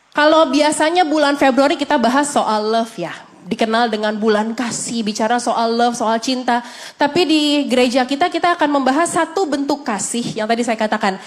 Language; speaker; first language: Indonesian; native; Indonesian